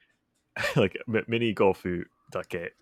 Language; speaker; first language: Japanese; non-native, learner; English